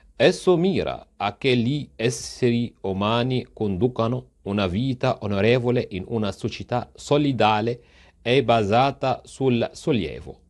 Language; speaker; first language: Italian; non-native, fluent; Arabic